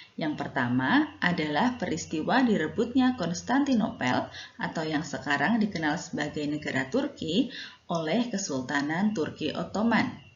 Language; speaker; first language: Indonesian; native; Indonesian